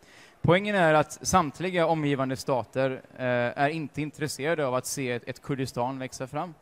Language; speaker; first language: Swedish; native; Swedish